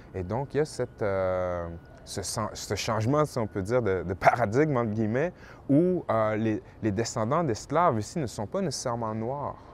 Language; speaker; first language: French; native; French